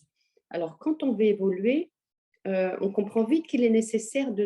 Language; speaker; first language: French; native; French